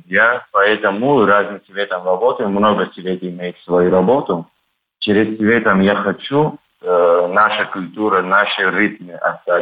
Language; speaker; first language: Russian; non-native, learner; Turkish